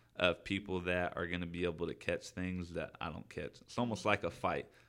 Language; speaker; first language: English; native; English